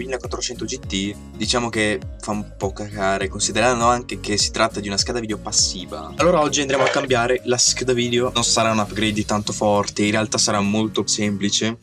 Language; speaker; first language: Italian; native; Italian